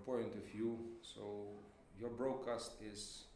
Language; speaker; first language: English; non-native, fluent; Ukrainian